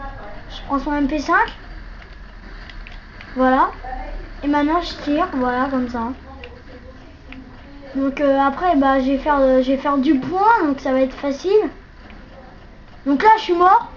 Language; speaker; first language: French; native; French